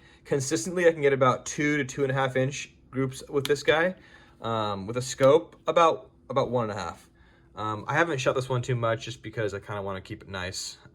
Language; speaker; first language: English; native; English